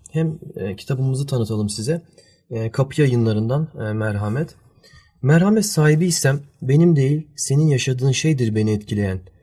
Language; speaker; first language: Turkish; early bilingual, heritage; Turkish